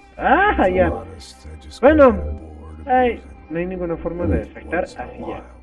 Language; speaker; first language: Spanish; native; Spanish